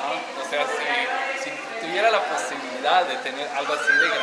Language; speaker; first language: Spanish; native; Spanish